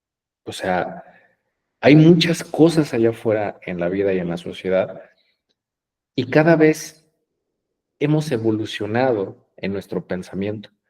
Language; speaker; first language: Spanish; native; Spanish